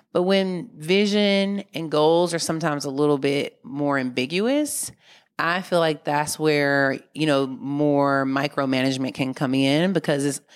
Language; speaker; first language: English; native; English